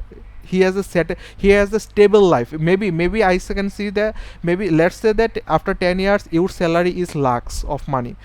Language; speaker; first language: English; non-native, fluent; Bangla